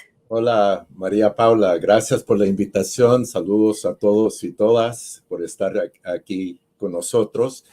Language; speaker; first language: Spanish; early bilingual, heritage; Spanish